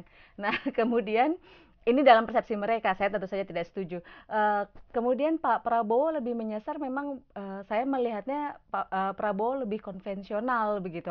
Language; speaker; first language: Indonesian; native; Indonesian